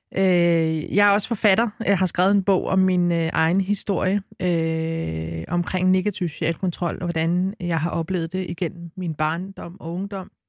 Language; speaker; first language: Danish; early bilingual, other home language; Arabic